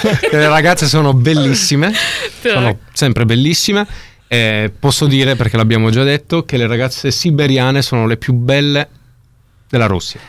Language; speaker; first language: Italian; native; Italian